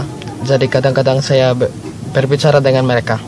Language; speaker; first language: Indonesian; non-native, learner; Filipino